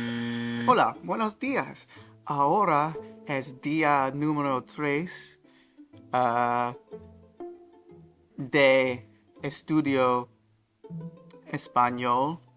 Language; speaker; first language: Spanish; non-native, learner; English